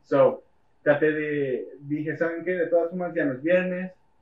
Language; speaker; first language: Spanish; early bilingual, heritage; Spanish